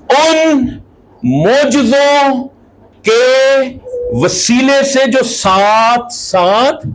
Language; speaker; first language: Urdu; non-native, local second language; Punjabi